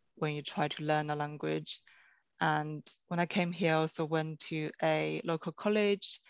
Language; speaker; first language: English; non-native, fluent; Chinese